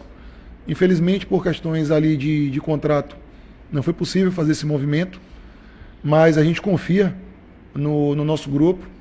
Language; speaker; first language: Portuguese; native; Portuguese